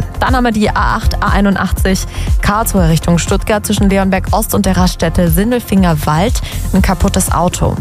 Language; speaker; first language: German; native; German